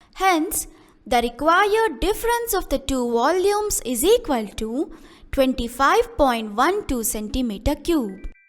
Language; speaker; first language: English; non-native, local second language; Kannada